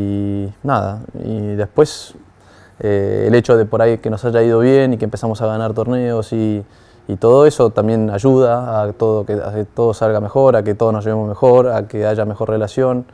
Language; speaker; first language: Spanish; native; Spanish